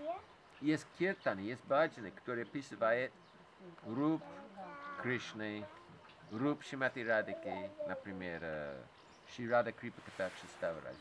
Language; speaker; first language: Russian; non-native, fluent; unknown